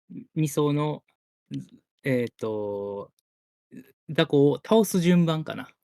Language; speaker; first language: Japanese; native; Japanese